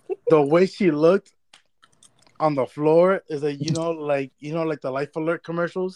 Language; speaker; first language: English; early bilingual, other home language; Spanish